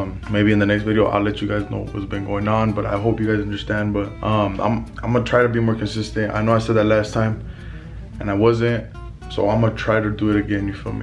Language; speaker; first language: English; early bilingual, other home language; Spanish